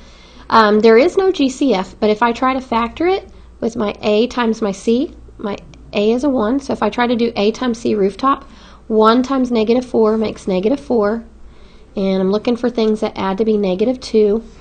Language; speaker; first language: English; native; English